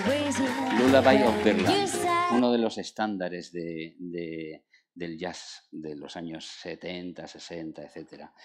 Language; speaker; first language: Spanish; native; Spanish